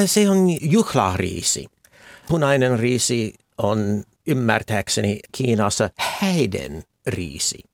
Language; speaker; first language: Finnish; non-native, fluent; English